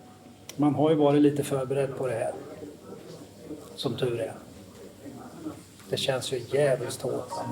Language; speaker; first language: Swedish; native; Swedish